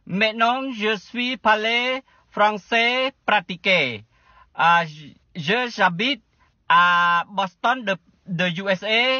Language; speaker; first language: French; non-native, learner; Khmer